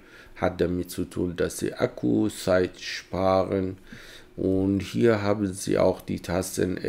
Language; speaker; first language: German; non-native, fluent; Persian